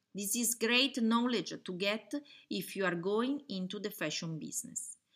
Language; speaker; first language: English; non-native, fluent; Italian